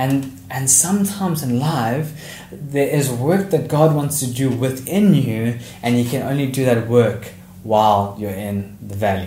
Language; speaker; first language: English; native; English